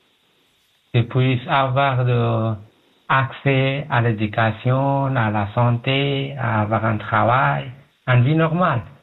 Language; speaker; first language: French; non-native, learner; Pashto